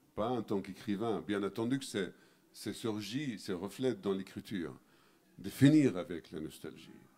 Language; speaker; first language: French; non-native, fluent; Arabic